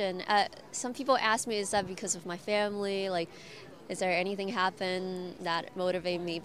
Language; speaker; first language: English; non-native, local second language; Cantonese